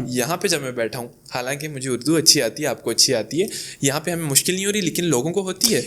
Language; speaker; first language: Urdu; non-native, local second language; Pashto